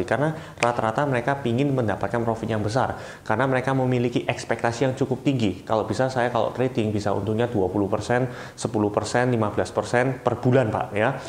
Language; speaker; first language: Indonesian; native; Indonesian